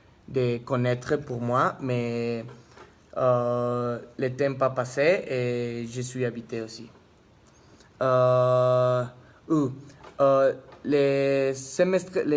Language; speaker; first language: French; non-native, learner; Spanish